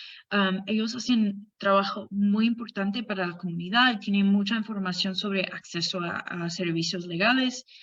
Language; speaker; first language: Spanish; non-native, fluent; English